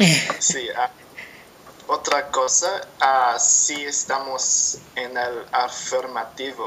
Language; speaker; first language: Spanish; non-native, learner; English